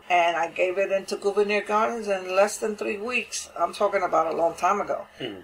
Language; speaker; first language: English; native; English